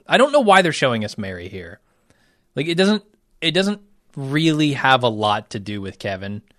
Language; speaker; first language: English; native; English